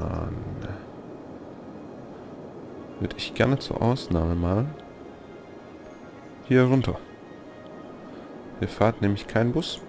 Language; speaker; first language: German; native; German